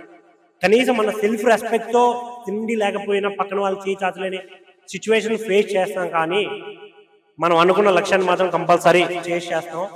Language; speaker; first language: Telugu; native; Telugu